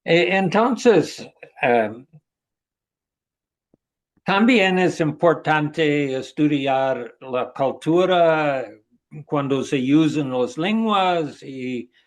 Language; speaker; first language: Spanish; non-native, learner; English